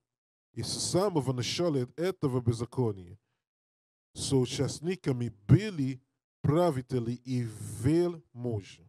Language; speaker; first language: Russian; non-native, learner; English